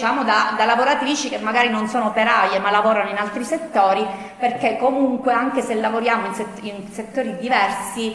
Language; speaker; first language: Italian; native; Italian